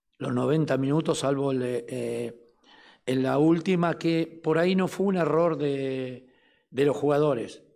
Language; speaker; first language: Spanish; native; Spanish